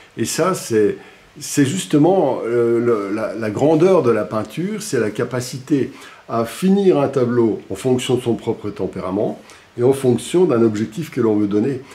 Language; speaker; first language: French; native; French